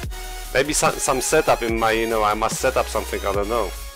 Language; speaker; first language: English; non-native, learner; Polish